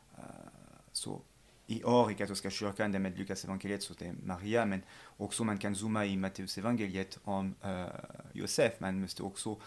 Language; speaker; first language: Swedish; non-native, fluent; French